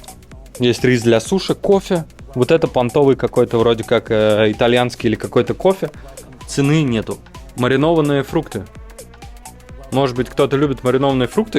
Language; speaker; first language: Russian; native; Russian